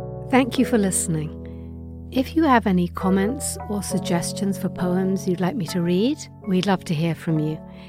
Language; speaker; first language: English; native; English